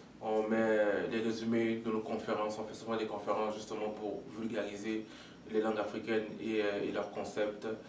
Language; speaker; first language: French; non-native, local second language; Lingala